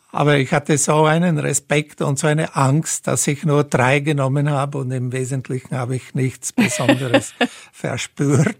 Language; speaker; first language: German; native; German